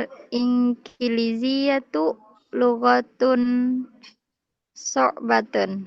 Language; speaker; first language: Arabic; non-native, learner; Indonesian